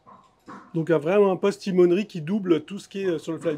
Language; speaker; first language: French; native; French